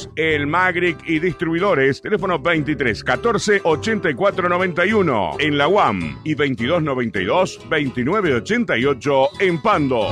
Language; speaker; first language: Spanish; native; Spanish